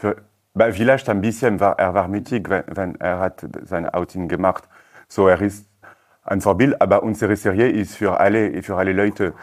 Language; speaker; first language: German; non-native, learner; French